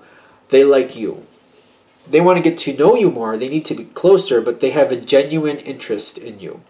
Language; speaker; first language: English; native; English